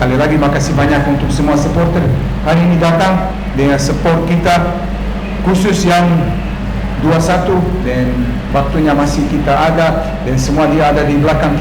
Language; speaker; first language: Indonesian; non-native, fluent; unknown